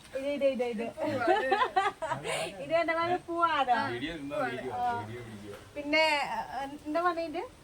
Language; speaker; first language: Malayalam; non-native, learner; Bodo